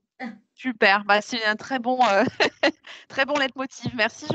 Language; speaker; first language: French; native; French